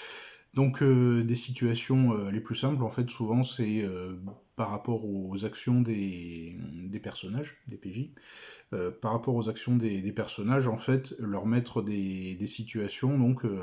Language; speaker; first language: French; native; French